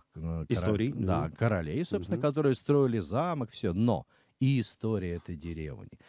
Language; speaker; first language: Russian; native; Russian